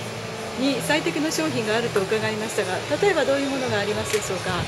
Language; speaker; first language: Japanese; native; Japanese